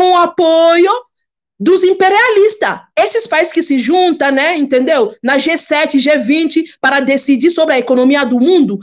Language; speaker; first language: Portuguese; non-native, fluent; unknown